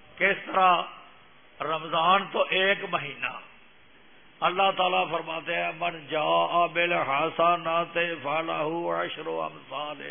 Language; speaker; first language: Urdu; non-native, local second language; Punjabi